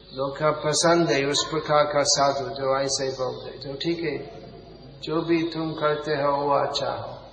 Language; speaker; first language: Hindi; non-native, fluent; English